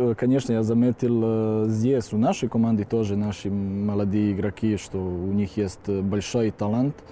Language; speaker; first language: Russian; non-native, learner; Serbian